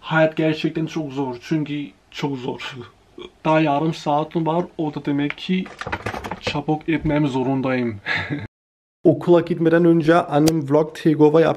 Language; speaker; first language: Turkish; early bilingual, heritage; Turkish